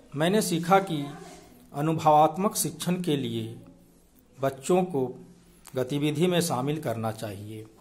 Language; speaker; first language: Hindi; native; Hindi